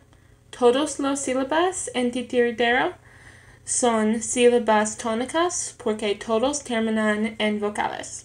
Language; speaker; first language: Spanish; non-native, learner; English